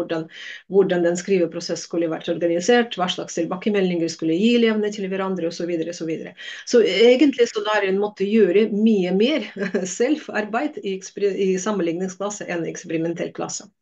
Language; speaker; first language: Norwegian; non-native, fluent; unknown